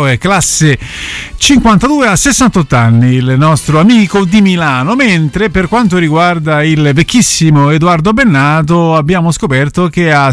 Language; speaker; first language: Italian; native; Italian